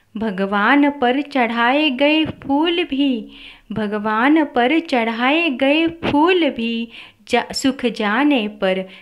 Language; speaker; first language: Hindi; non-native, local second language; Marathi